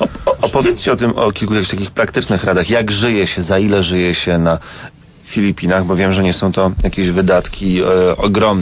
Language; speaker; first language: Polish; native; Polish